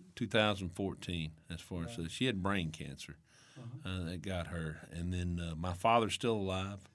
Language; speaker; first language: English; native; English